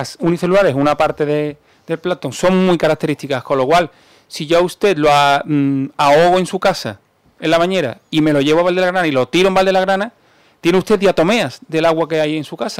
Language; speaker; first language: Spanish; native; Spanish